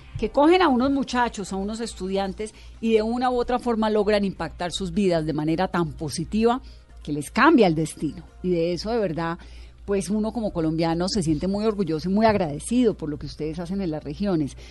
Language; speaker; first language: Spanish; native; Spanish